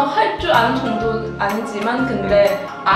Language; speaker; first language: Korean; non-native, learner; Cantonese